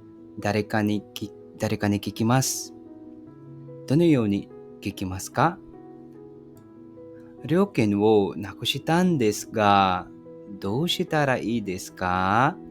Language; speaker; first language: Japanese; non-native, fluent; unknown